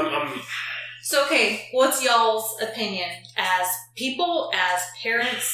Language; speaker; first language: English; native; English